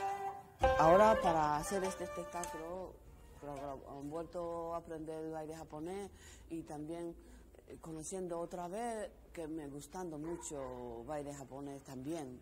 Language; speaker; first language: Spanish; non-native, learner; Japanese